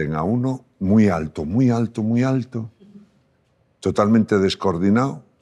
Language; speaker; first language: Spanish; native; Spanish